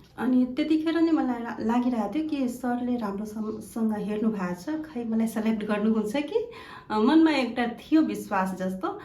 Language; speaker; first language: Nepali; non-native, local second language; Maithili